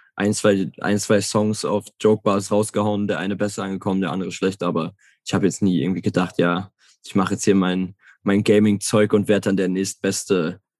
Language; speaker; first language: German; native; German